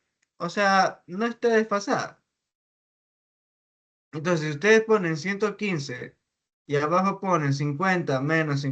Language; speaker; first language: Spanish; native; Spanish